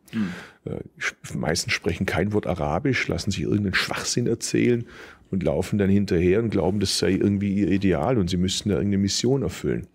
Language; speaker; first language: German; early bilingual, other home language; Turkish